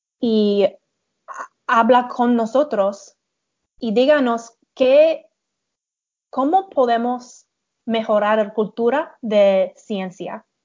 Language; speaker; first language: Spanish; non-native, learner; English